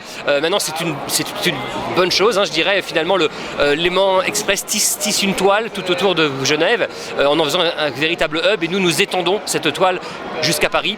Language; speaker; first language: French; native; French